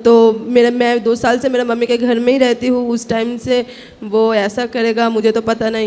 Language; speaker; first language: Hindi; non-native, local second language; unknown